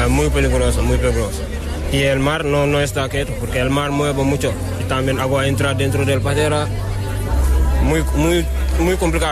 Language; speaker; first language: Spanish; non-native, learner; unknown